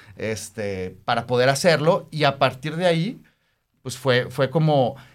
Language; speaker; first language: Spanish; native; Spanish